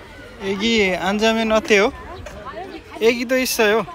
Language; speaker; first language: Korean; non-native, learner; Nepali